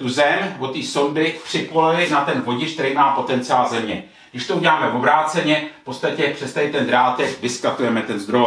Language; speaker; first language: Czech; native; Czech